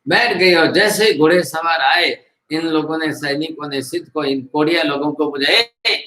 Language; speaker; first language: Hindi; non-native, local second language; Gujarati